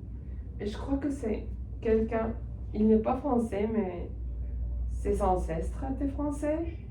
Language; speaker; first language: French; non-native, fluent; Spanish